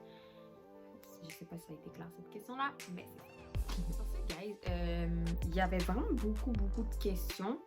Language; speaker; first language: French; native; French